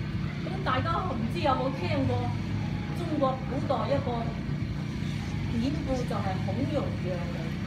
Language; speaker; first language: Cantonese; native; Cantonese